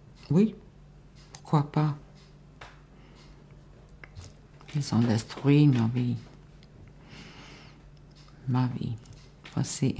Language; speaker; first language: French; non-native, learner; Bosnian